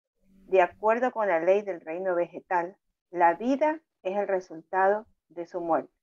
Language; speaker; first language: Spanish; native; Spanish